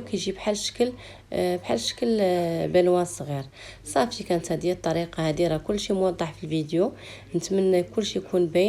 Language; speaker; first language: Arabic; native; Arabic